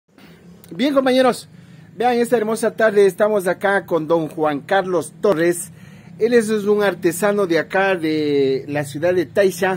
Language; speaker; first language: Spanish; native; Spanish